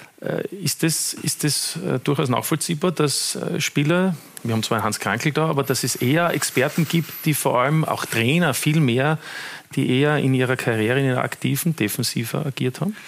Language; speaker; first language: German; native; German